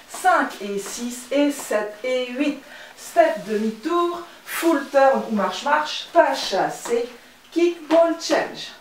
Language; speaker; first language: French; native; French